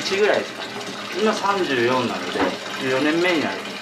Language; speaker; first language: Japanese; native; Japanese